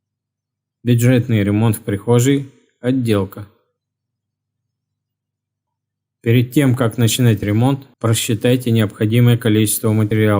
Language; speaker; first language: Russian; native; Russian